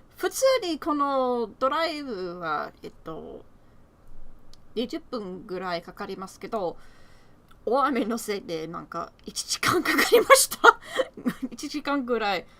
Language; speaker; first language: Japanese; non-native, learner; English